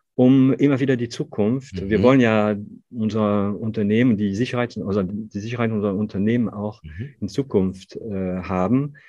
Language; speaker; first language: German; non-native, fluent; French